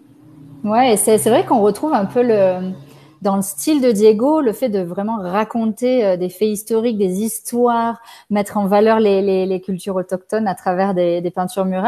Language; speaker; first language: French; native; French